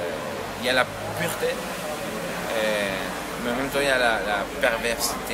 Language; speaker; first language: French; non-native, fluent; Spanish